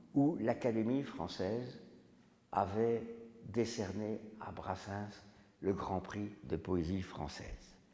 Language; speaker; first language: French; native; French